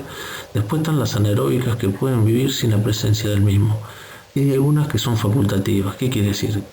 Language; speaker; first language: Spanish; native; Spanish